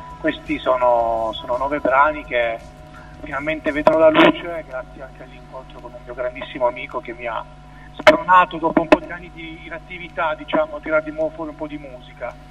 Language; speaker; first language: Italian; native; Italian